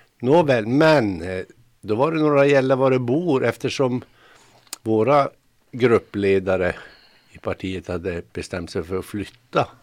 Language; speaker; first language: Swedish; native; Swedish